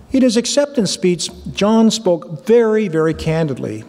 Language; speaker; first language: English; native; English